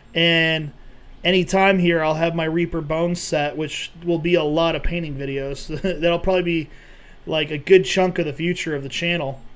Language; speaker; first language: English; native; English